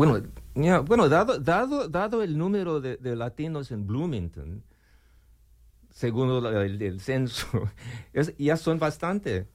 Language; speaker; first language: Spanish; non-native, learner; English